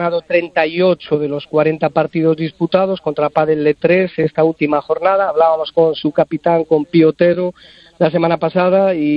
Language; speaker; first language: Spanish; native; Spanish